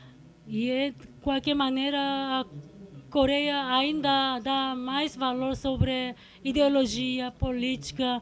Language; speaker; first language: Portuguese; non-native, fluent; Korean